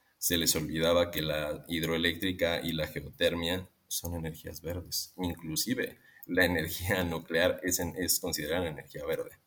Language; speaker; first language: Spanish; native; Spanish